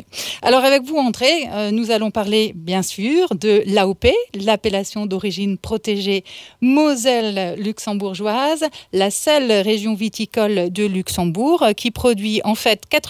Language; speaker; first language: French; native; French